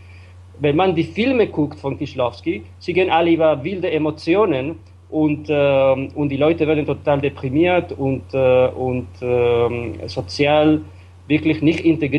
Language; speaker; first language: German; non-native, fluent; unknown